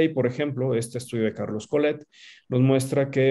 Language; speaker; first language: Spanish; native; Spanish